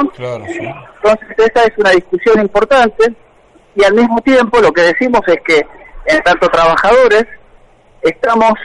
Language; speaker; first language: Spanish; native; Spanish